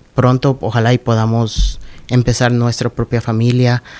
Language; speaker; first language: Spanish; native; Spanish